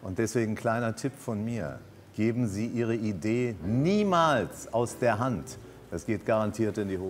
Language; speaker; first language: German; native; German